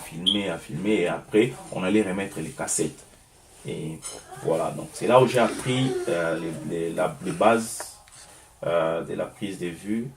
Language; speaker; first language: French; non-native, local second language; Lingala